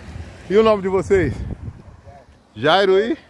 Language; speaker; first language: Portuguese; native; Portuguese